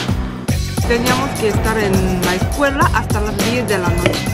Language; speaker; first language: Spanish; non-native, learner; Korean